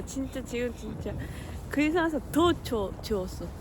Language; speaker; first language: Korean; non-native, fluent; Japanese